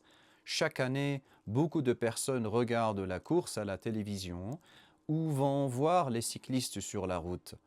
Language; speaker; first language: French; non-native, learner; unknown